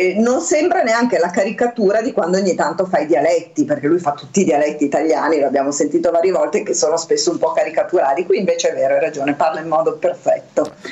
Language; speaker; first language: Italian; native; Italian